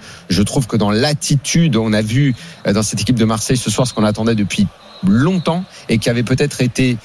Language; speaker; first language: French; native; French